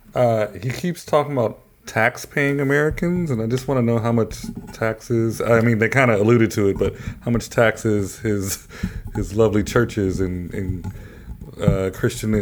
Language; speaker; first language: English; native; English